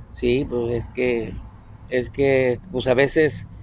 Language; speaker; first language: Spanish; native; Spanish